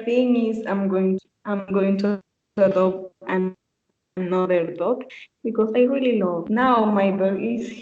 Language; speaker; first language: English; non-native, learner; Spanish